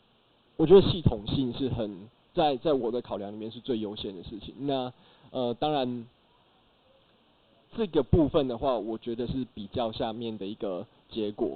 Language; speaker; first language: Chinese; native; Chinese